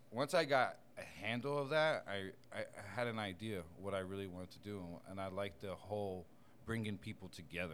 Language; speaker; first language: English; native; English